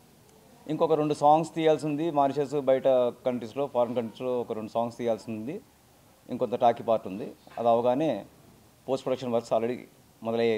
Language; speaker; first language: Telugu; native; Telugu